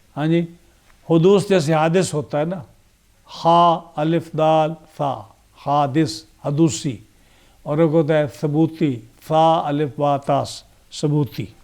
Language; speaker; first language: Urdu; non-native, local second language; Punjabi